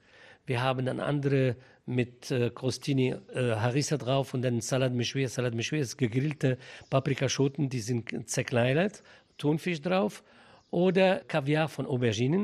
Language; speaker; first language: German; non-native, fluent; Arabic